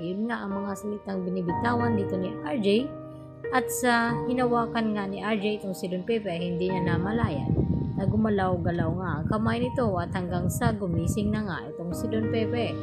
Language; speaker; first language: Filipino; native; Filipino